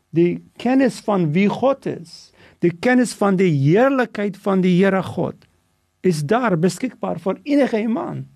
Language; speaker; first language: Afrikaans; non-native, local second language; English